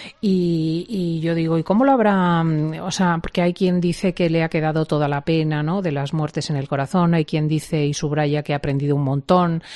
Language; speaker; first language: Spanish; native; Spanish